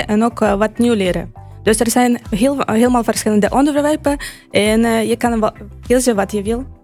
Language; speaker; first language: Dutch; non-native, fluent; Ukrainian